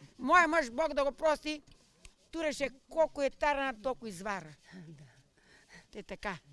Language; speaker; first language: Bulgarian; native; Bulgarian